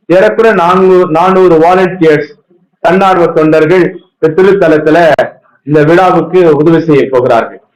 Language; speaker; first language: Tamil; native; Tamil